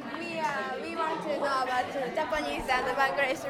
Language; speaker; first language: English; non-native, learner; Japanese